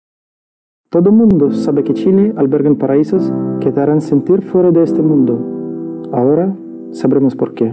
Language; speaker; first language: Spanish; non-native, fluent; Russian